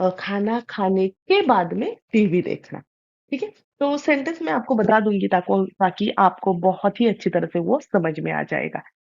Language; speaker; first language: Hindi; non-native, local second language; Marathi